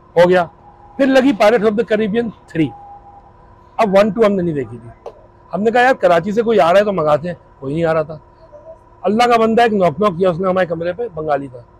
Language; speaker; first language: Urdu; native; Urdu